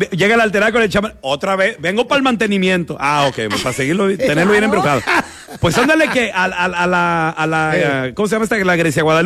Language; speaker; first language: Spanish; native; Spanish